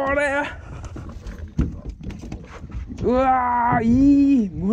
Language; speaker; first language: Japanese; native; Japanese